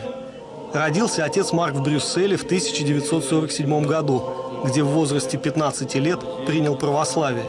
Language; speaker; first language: Russian; native; Russian